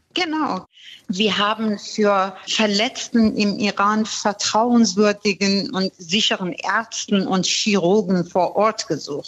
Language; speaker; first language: German; non-native, fluent; Persian